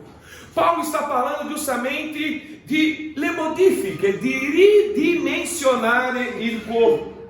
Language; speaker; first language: Italian; non-native, fluent; Portuguese